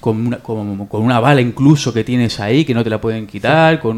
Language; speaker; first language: Spanish; native; Spanish